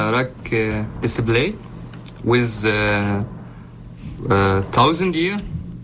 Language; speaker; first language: English; non-native, learner; Arabic